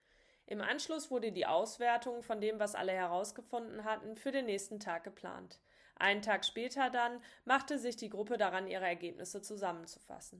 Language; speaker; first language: German; native; German